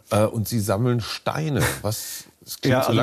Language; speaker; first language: German; native; German